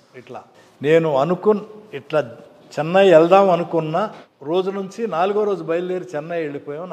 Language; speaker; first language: Telugu; native; Telugu